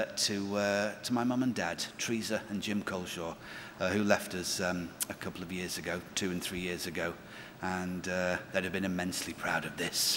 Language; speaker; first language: English; native; English